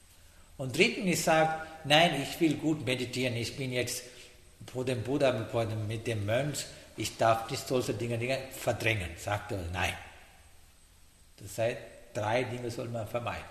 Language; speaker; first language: German; non-native, fluent; Sinhala